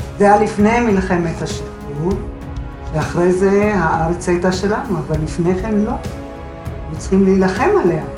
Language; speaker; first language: Hebrew; early bilingual, other home language; Arabic